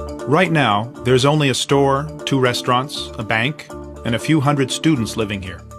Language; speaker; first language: English; native; English